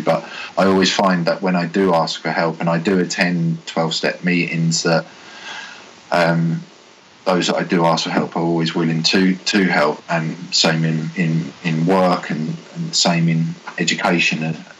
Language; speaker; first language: English; native; English